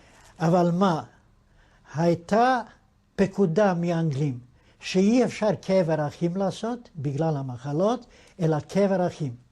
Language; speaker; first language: Hebrew; non-native, fluent; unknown